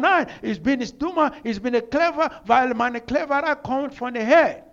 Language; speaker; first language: German; non-native, learner; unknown